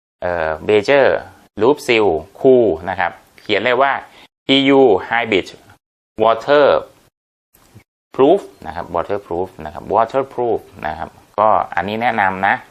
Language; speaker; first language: Thai; native; Thai